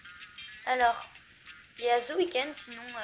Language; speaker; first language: French; native; French